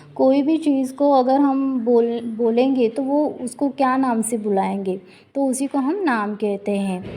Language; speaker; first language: Hindi; non-native, local second language; Marathi